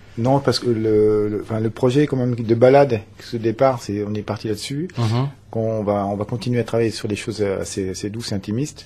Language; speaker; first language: French; native; French